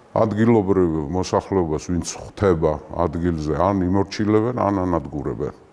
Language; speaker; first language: Georgian; native; Georgian